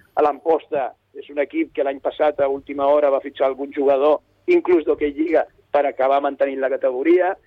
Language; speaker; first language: Catalan; native; Catalan